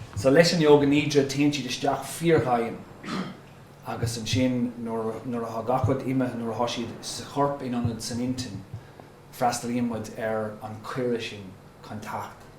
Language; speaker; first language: Irish; non-native, local second language; English